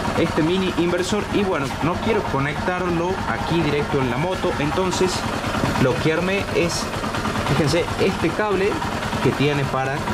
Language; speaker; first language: Spanish; native; Spanish